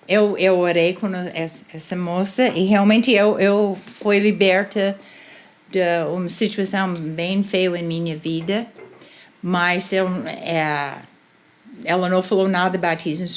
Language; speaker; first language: Portuguese; non-native, fluent; English